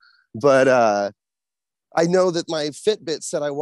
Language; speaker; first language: English; native; English